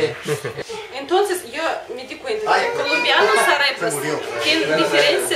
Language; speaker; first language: Spanish; non-native, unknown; Russian